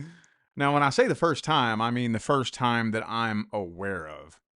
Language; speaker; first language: English; native; English